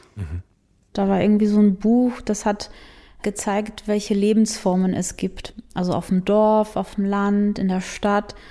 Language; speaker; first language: German; early bilingual, other home language; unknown